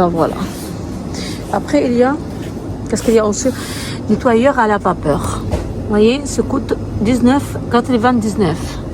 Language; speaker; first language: French; non-native, learner; Arabic